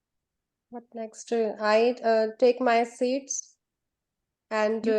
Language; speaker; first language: English; non-native, learner; Hindi